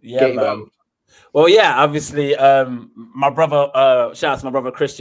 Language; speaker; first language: English; native; English